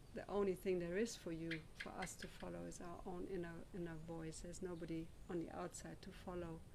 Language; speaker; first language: English; non-native, fluent; German